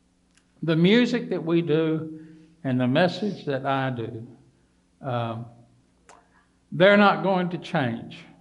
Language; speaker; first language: English; native; English